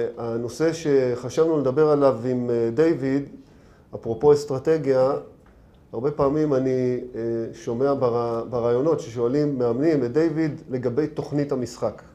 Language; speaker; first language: Hebrew; native; Hebrew